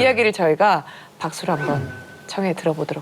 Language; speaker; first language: Korean; native; Korean